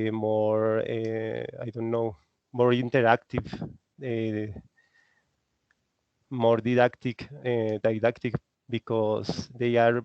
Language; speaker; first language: English; non-native, learner; Spanish